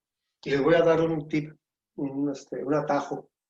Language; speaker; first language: Spanish; native; Spanish